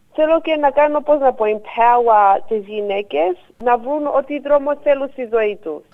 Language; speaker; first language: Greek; early bilingual, heritage; Greek